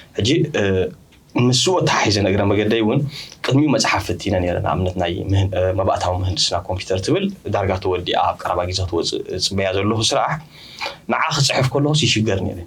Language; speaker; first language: Tigrinya; early bilingual, heritage; Tigrinya